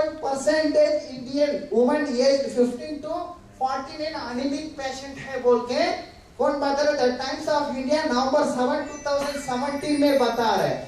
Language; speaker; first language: Hindi; non-native, local second language; Tamil